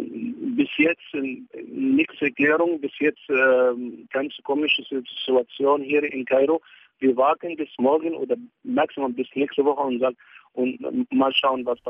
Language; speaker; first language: German; non-native, fluent; Arabic